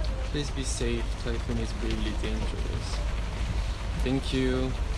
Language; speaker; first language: English; non-native, fluent; Korean